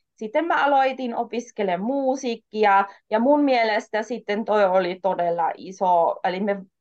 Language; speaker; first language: Finnish; non-native, fluent; German